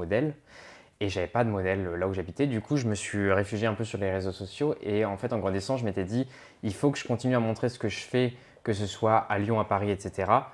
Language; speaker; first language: French; native; French